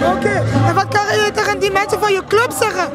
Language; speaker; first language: Dutch; non-native, fluent; French